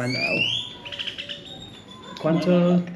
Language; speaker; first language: Spanish; non-native, learner; English